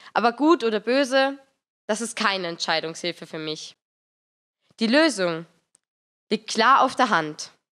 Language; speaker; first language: German; native; German